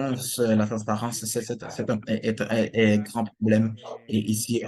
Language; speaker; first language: French; non-native, fluent; Portuguese